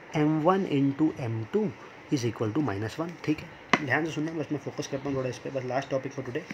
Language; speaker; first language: Hindi; non-native, local second language; Marathi